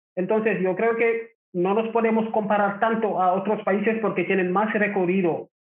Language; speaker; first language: Spanish; non-native, fluent; Wolof